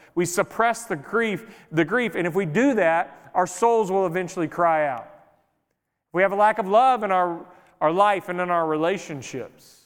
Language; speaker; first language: English; native; English